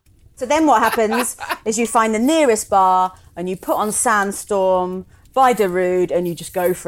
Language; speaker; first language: English; native; English